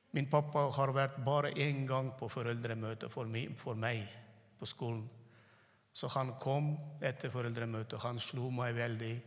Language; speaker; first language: Norwegian; non-native, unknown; Turkmen